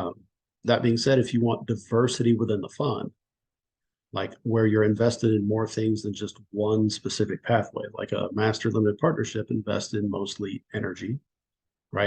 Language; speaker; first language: English; native; English